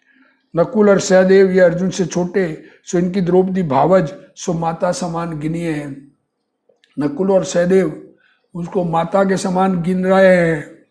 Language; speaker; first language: Hindi; native; Hindi